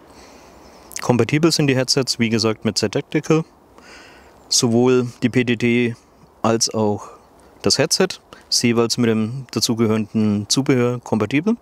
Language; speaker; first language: German; native; German